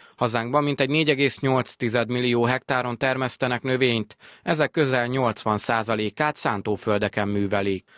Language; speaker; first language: Hungarian; native; Hungarian